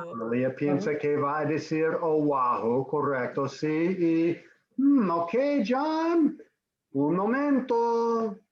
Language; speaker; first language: Spanish; non-native, fluent; English